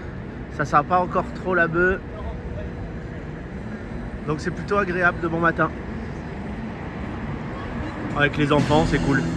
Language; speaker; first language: French; native; French